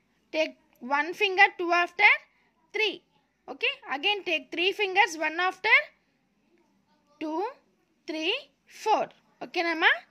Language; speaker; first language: English; non-native, local second language; Telugu